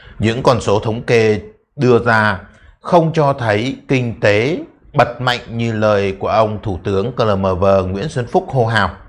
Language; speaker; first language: Vietnamese; native; Vietnamese